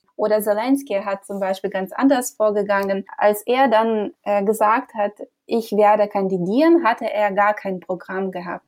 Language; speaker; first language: German; non-native, fluent; Ukrainian